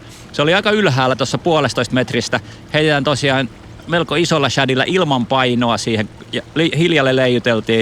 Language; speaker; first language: Finnish; native; Finnish